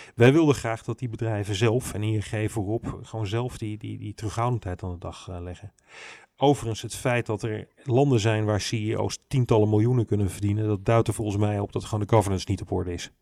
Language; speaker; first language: Dutch; native; Dutch